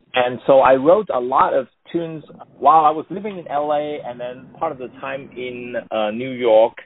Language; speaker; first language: English; non-native, local second language; Cantonese